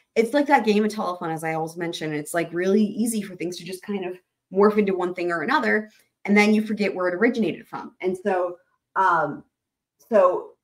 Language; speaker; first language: English; native; English